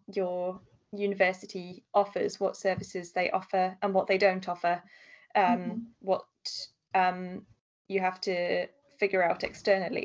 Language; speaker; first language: English; native; English